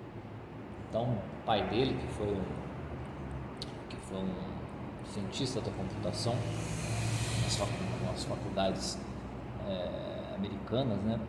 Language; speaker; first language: Portuguese; native; Portuguese